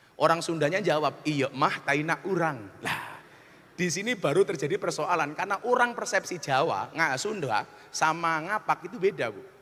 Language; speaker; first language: Indonesian; non-native, local second language; Javanese